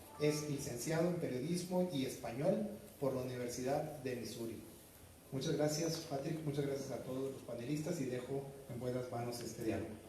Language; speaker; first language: Spanish; native; Spanish